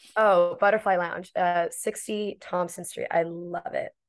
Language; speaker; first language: English; native; English